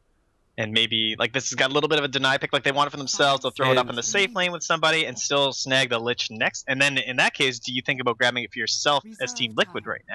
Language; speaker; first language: English; native; English